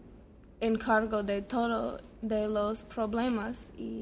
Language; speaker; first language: Spanish; non-native, learner; English